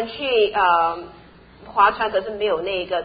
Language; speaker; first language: Chinese; native; Chinese